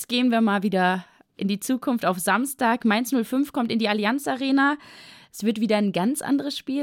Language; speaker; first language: German; native; German